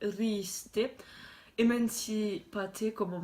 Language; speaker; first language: Spanish; non-native, learner; French